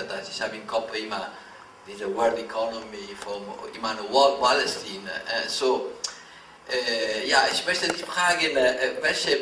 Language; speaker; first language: German; non-native, fluent; Italian